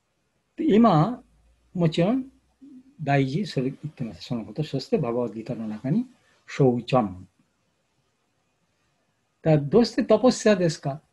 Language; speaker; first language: Japanese; non-native, fluent; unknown